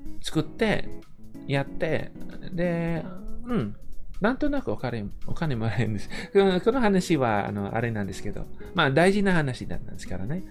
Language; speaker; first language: Japanese; non-native, fluent; English